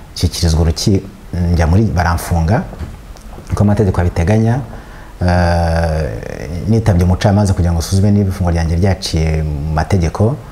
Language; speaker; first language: Kinyarwanda; early bilingual, heritage; Kinyarwanda